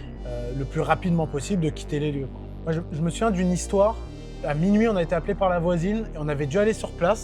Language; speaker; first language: French; native; French